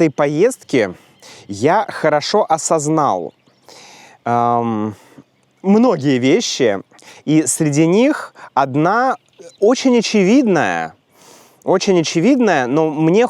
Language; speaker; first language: Russian; native; Russian